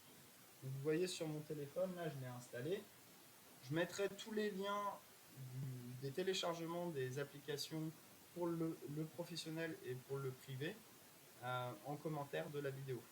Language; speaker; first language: French; native; French